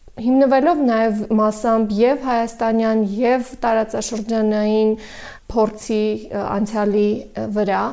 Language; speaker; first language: Armenian; native; Armenian